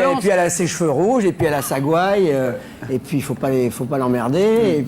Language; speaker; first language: French; native; French